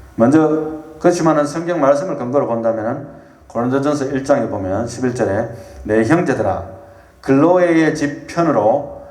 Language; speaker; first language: Korean; native; Korean